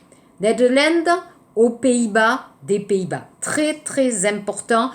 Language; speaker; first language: French; native; French